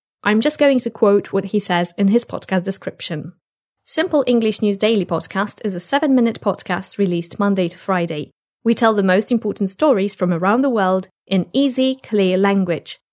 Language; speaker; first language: English; non-native, fluent; Polish